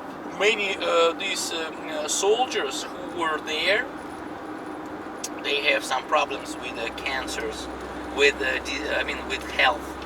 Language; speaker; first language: English; non-native, fluent; Russian